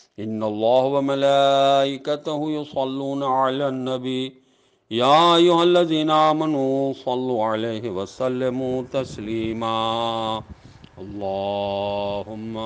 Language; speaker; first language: Arabic; non-native, fluent; Urdu